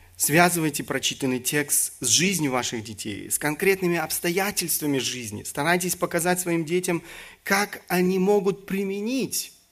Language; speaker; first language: Russian; early bilingual, other home language; German